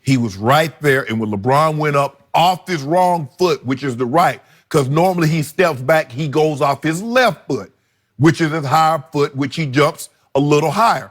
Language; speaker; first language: English; native; English